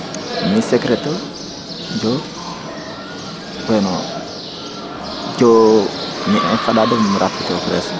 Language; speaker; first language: Spanish; non-native, learner; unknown